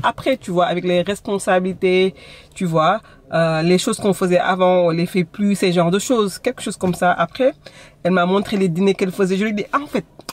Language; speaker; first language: French; non-native, local second language; Wolof